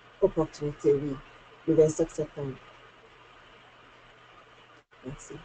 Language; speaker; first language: French; non-native, fluent; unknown